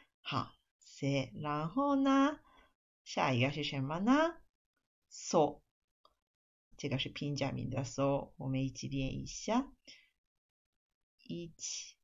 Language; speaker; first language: Chinese; non-native, fluent; Japanese